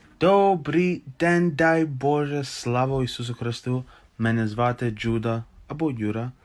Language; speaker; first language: Ukrainian; non-native, fluent; English